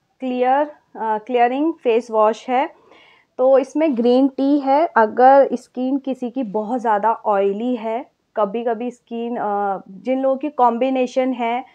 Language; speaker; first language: Hindi; native; Hindi